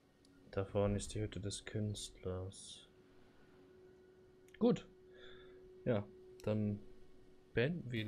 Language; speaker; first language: German; native; German